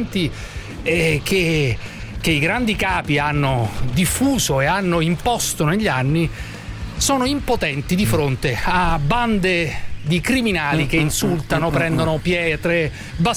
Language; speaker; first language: Italian; native; Italian